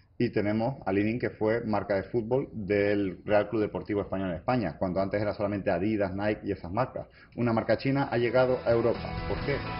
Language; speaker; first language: Spanish; native; Spanish